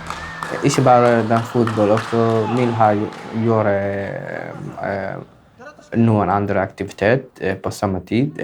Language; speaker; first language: Norwegian; non-native, learner; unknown